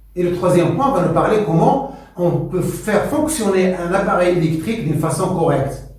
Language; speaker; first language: French; non-native, local second language; Arabic